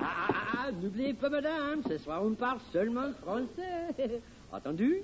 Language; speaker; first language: French; non-native, fluent; English